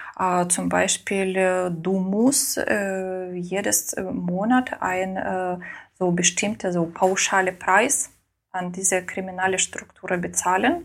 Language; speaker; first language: German; non-native, learner; Ukrainian